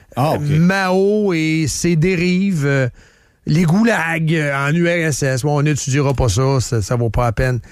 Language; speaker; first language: French; native; French